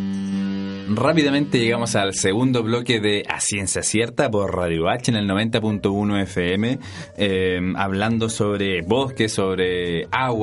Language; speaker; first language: Spanish; native; Spanish